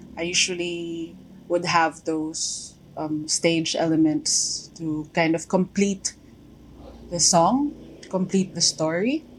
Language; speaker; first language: English; non-native, local second language; Filipino